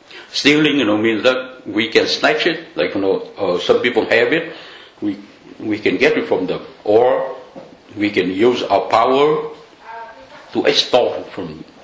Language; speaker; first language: English; non-native, fluent; Vietnamese